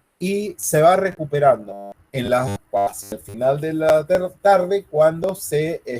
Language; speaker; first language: Spanish; native; Spanish